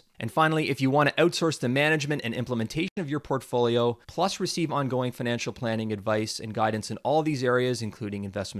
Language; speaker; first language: English; native; English